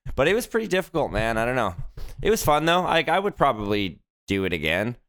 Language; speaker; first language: English; native; English